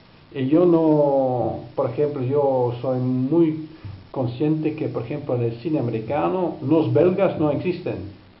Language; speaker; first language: Spanish; non-native, fluent; Dutch